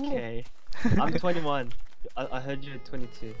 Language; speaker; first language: English; non-native, learner; Korean